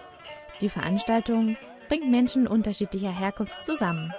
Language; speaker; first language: German; native; German